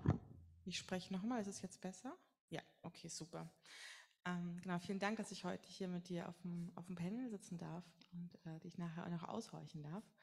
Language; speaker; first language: German; native; German